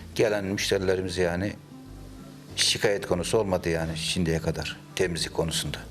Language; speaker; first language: Turkish; native; Turkish